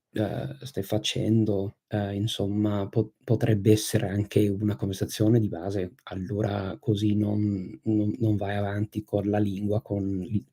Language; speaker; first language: Italian; non-native, fluent; English